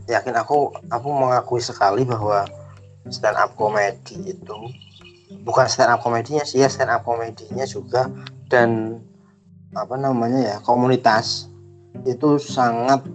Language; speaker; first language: Indonesian; native; Indonesian